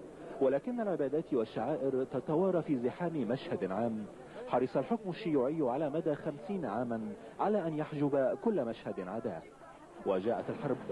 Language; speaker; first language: Arabic; native; Arabic